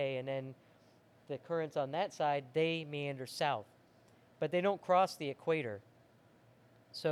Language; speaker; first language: English; native; English